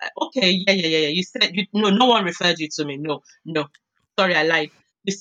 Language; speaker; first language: English; non-native, local second language; Yoruba